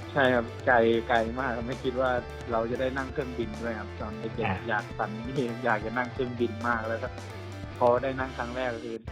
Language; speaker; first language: Thai; native; Thai